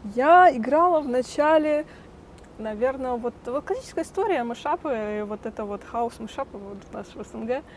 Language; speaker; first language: Russian; native; Russian